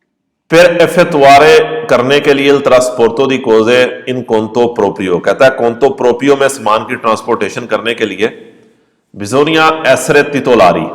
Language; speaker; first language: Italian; non-native, fluent; Urdu